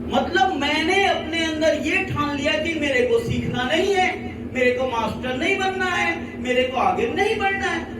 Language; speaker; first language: Hindi; native; Hindi